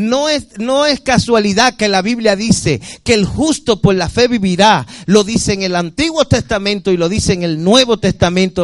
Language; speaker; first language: Spanish; native; Spanish